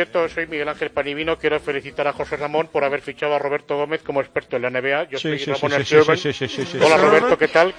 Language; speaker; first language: Spanish; native; Spanish